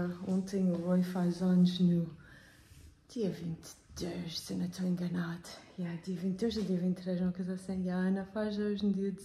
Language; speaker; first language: Portuguese; early bilingual, heritage; Portuguese